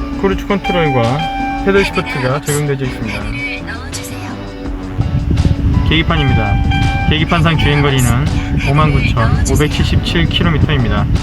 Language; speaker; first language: Korean; native; Korean